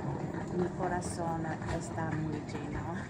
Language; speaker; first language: Spanish; non-native, learner; English